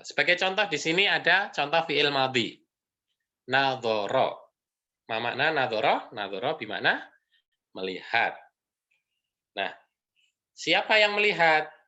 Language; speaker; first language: Indonesian; native; Indonesian